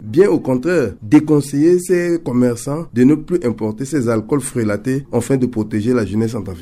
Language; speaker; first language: French; non-native, local second language; Sango